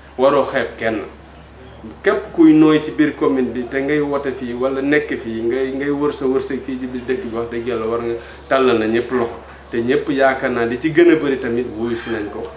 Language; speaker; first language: Wolof; non-native, local second language; Fula